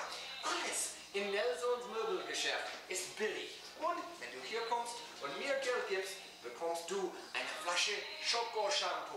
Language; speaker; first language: German; non-native, learner; English